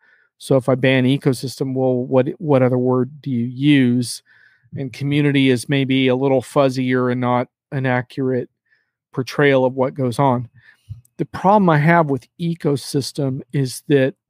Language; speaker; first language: English; native; English